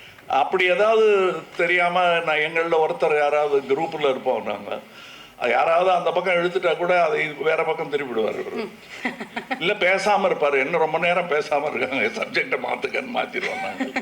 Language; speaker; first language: Tamil; native; Tamil